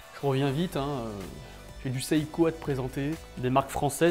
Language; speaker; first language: French; native; French